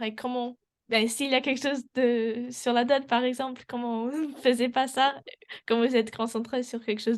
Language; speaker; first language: French; non-native, learner; English